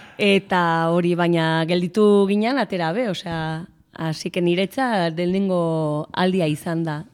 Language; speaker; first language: Basque; native; Basque